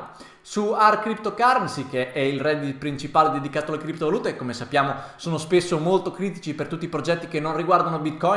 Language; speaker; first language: Italian; native; Italian